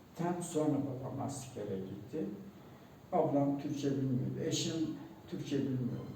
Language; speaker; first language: Turkish; non-native, local second language; Kurdish